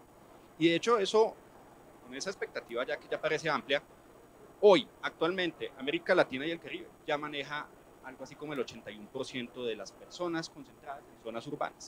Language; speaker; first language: Spanish; native; Spanish